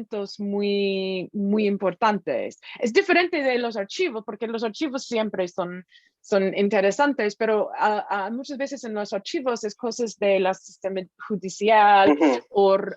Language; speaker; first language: Spanish; non-native, fluent; English